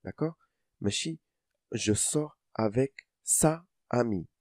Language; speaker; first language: French; non-native, local second language; Arabic